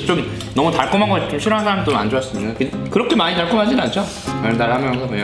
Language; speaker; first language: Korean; native; Korean